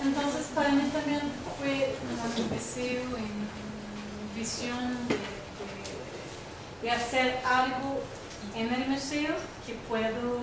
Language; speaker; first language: Spanish; non-native, learner; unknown